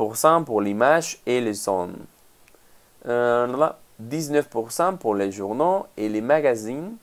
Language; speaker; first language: French; non-native, fluent; Spanish